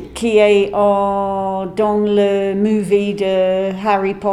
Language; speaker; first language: French; non-native, learner; English